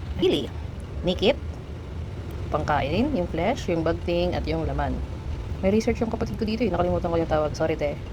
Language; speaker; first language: Filipino; non-native, local second language; Bikol